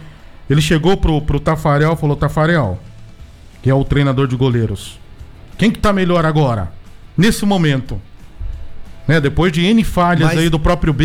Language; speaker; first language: Portuguese; native; Portuguese